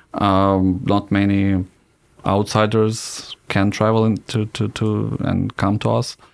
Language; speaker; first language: English; non-native, fluent; Russian